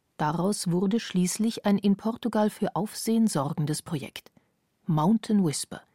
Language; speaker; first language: German; native; German